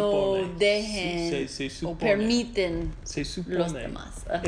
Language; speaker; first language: Spanish; non-native, learner; English